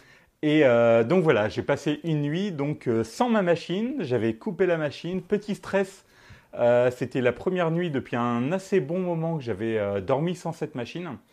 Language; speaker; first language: French; native; French